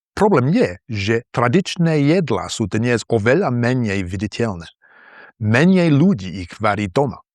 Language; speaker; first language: Slovak; non-native, learner; English